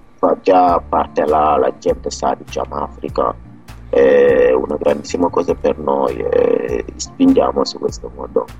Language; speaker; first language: Italian; non-native, fluent; Wolof